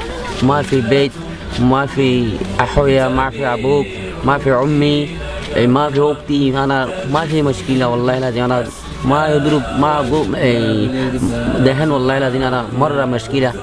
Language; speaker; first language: Arabic; non-native, learner; Rohingya